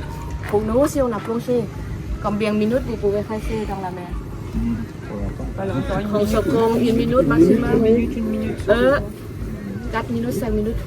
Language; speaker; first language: French; non-native, learner; Thai